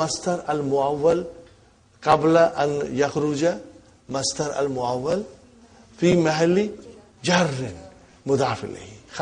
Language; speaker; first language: Arabic; non-native, fluent; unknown